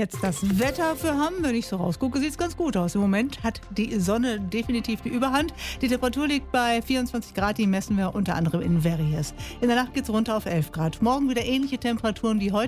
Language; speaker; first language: German; native; German